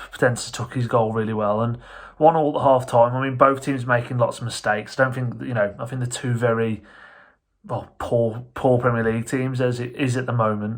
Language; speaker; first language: English; native; English